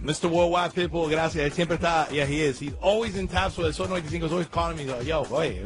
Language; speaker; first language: English; early bilingual, other home language; Spanish